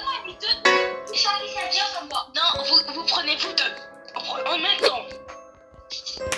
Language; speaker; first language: French; non-native, learner; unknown